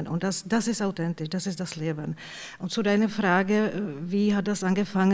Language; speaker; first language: German; non-native, fluent; Czech